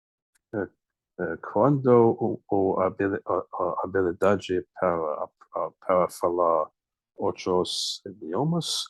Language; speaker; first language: Portuguese; non-native, learner; English